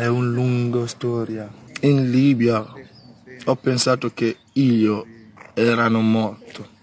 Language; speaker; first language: Italian; non-native, learner; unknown